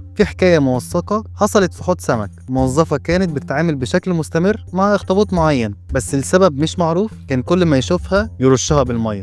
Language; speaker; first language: Arabic; native; Arabic